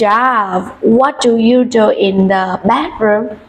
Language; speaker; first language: English; non-native, fluent; Vietnamese